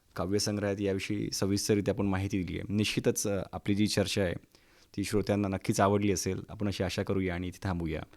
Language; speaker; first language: Marathi; native; Marathi